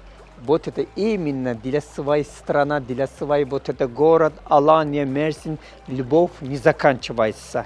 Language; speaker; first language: Russian; non-native, learner; Turkish